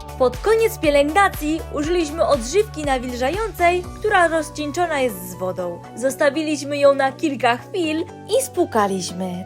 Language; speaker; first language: Polish; native; Polish